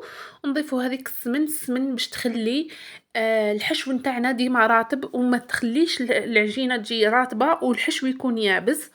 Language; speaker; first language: Arabic; native; Arabic